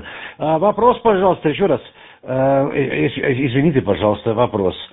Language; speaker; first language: Russian; non-native, learner; German